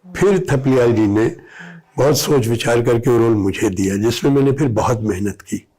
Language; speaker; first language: Hindi; native; Hindi